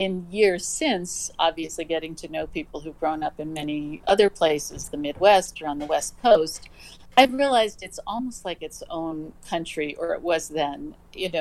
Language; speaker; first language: English; native; English